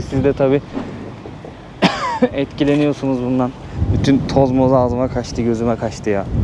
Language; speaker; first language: Turkish; native; Turkish